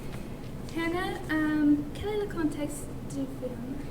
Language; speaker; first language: French; non-native, learner; English